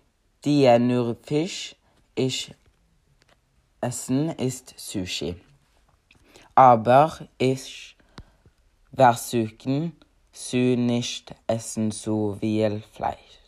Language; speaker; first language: German; non-native, learner; Norwegian